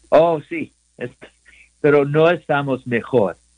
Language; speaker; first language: Spanish; non-native, learner; English